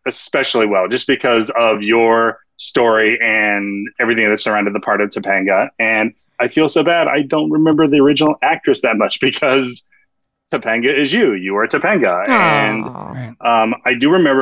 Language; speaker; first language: English; native; English